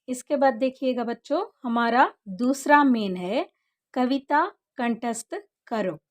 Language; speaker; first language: Hindi; non-native, local second language; Kannada